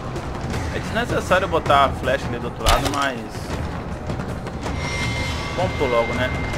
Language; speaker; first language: Portuguese; native; Portuguese